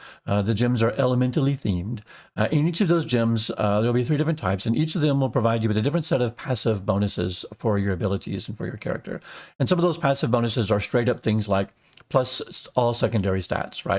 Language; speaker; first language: English; native; English